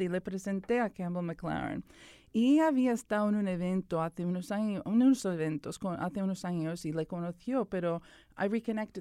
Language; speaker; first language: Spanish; early bilingual, other home language; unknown